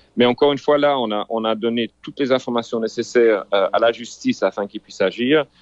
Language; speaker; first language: French; non-native, local second language; Haitian Creole